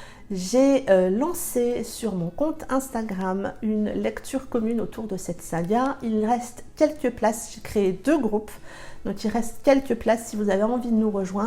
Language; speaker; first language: French; native; French